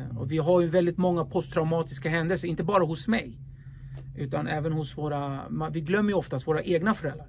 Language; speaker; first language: Swedish; early bilingual, other home language; Kurdish